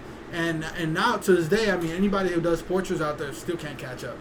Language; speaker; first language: English; early bilingual, other home language; Spanish